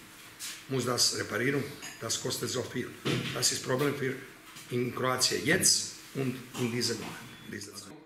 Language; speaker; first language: German; non-native, learner; Croatian